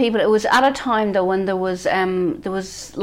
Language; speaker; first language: English; native; English